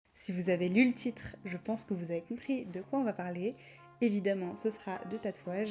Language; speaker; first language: French; native; French